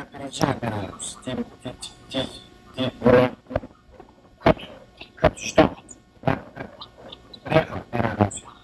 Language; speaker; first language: Russian; non-native, learner; Uzbek